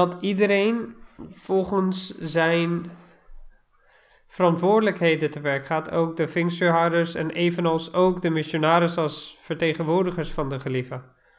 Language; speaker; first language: Dutch; non-native, fluent; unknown